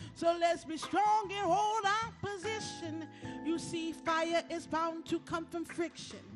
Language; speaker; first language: English; native; English